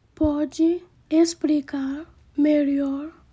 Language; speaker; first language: Portuguese; non-native, learner; Haitian Creole